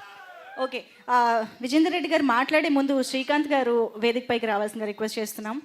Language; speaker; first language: Telugu; native; Telugu